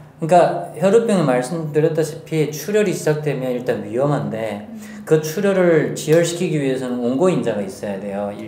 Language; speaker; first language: Korean; native; Korean